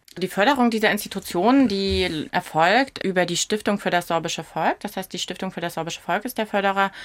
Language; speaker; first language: German; non-native, local second language; Upper Sorbian